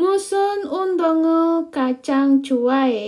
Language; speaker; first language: Korean; non-native, fluent; Indonesian